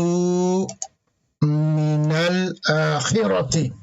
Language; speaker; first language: Arabic; non-native, fluent; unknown